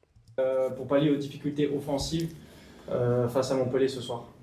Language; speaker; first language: French; native; French